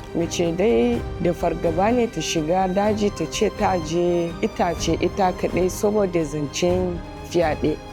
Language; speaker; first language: Hausa; non-native, local second language; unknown